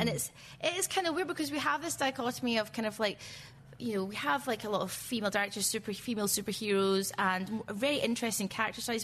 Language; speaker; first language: English; native; English